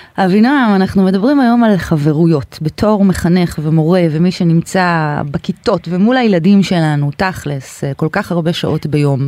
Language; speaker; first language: Hebrew; native; Hebrew